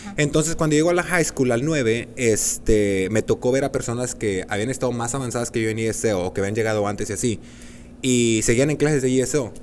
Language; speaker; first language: Spanish; native; Spanish